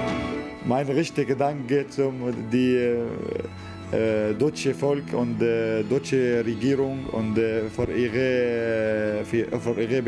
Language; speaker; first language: German; non-native, learner; Arabic